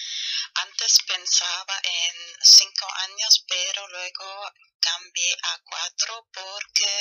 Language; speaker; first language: Spanish; non-native, learner; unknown